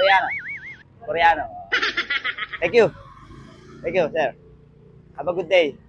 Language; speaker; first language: English; non-native, learner; Korean